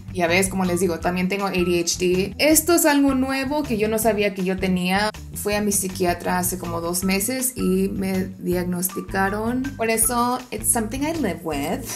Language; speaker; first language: Spanish; early bilingual, other home language; English